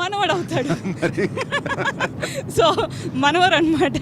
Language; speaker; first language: Telugu; native; Telugu